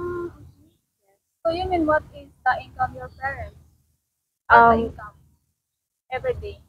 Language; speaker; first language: English; non-native, learner; Cebuano